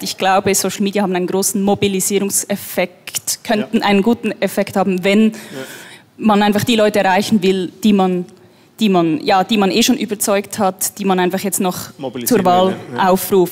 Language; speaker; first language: German; native; German